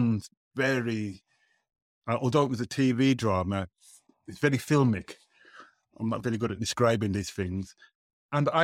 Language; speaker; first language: English; native; English